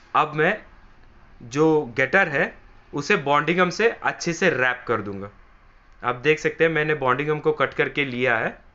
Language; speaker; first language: Hindi; non-native, local second language; Marathi